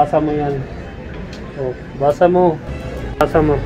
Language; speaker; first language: Filipino; non-native, learner; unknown